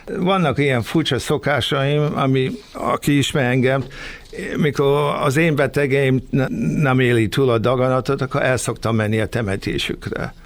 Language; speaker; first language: Hungarian; early bilingual, heritage; Hungarian